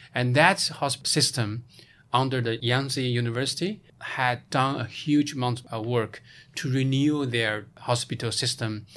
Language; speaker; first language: English; non-native, fluent; Chinese